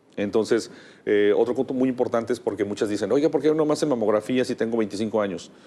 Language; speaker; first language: Spanish; native; Spanish